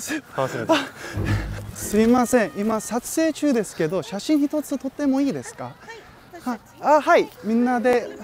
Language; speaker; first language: Japanese; non-native, learner; Korean